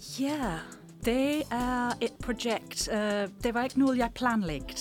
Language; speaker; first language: Danish; non-native, fluent; English